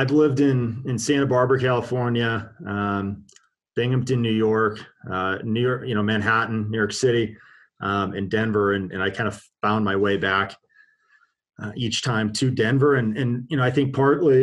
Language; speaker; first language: English; native; English